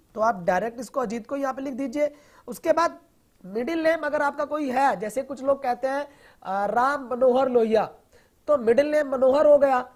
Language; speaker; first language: Hindi; non-native, local second language; Punjabi